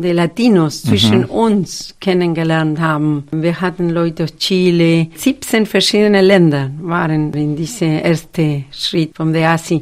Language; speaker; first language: German; non-native, fluent; Spanish